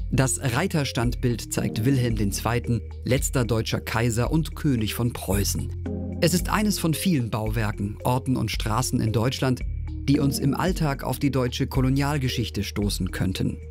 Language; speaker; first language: German; native; German